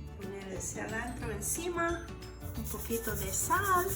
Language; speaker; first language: Spanish; non-native, learner; English